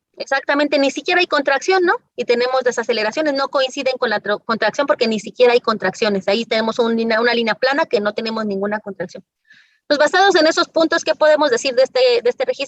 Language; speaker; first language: Spanish; native; Spanish